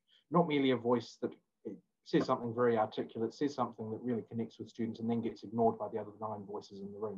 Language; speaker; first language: English; native; English